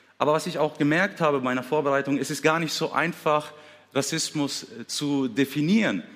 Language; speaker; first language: German; early bilingual, other home language; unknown